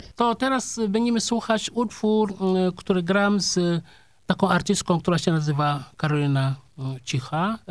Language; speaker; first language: Polish; non-native, fluent; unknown